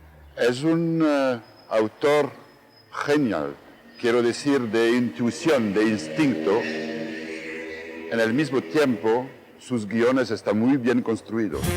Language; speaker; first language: Spanish; non-native, fluent; French